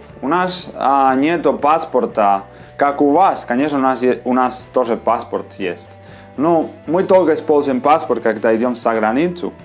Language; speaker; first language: Russian; non-native, fluent; Spanish